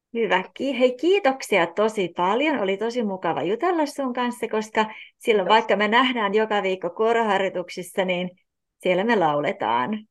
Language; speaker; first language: Finnish; native; Finnish